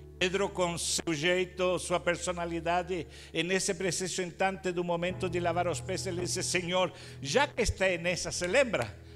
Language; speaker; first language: Portuguese; non-native, fluent; Spanish